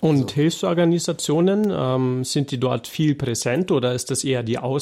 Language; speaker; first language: German; native; German